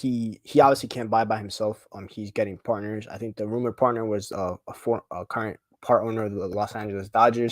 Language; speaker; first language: English; native; English